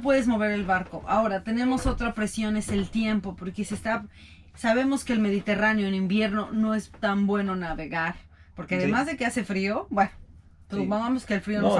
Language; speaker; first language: Spanish; native; Spanish